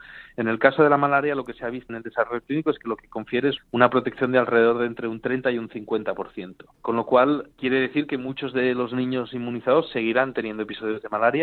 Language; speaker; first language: Spanish; native; Spanish